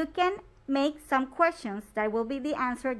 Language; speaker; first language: English; non-native, fluent; Spanish